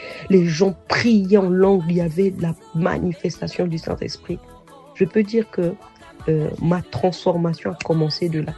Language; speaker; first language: French; non-native, local second language; Sango